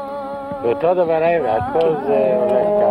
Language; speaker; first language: Hebrew; non-native, fluent; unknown